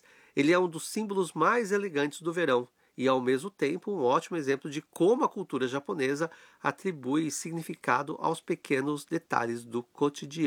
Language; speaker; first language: Portuguese; native; Portuguese